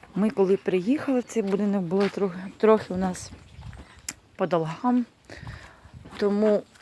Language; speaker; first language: Ukrainian; non-native, local second language; Russian